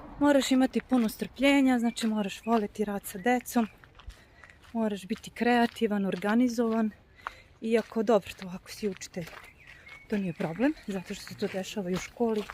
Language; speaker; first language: Bosnian; native; Bosnian